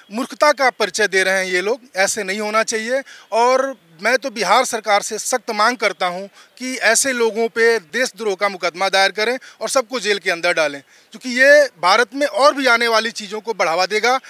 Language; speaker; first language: Hindi; native; Hindi